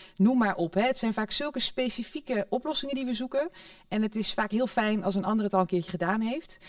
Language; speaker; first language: Dutch; native; Dutch